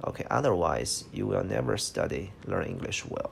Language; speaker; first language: English; non-native, fluent; Chinese